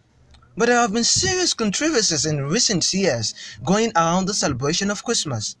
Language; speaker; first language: English; non-native, local second language; Yoruba